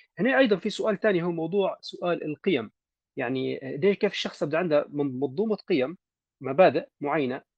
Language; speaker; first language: Arabic; native; Arabic